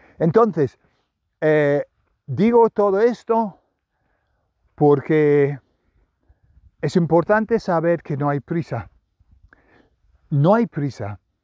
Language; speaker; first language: Spanish; non-native, fluent; English